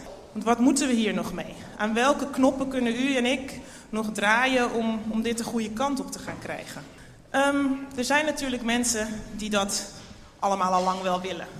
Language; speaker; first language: Dutch; native; Dutch